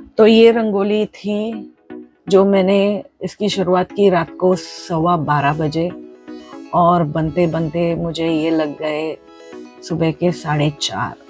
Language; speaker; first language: Hindi; non-native, local second language; Marathi